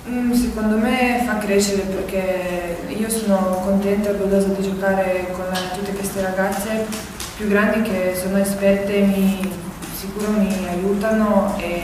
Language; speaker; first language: Italian; non-native, fluent; Croatian